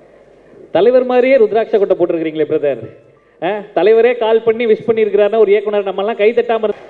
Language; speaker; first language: Tamil; native; Tamil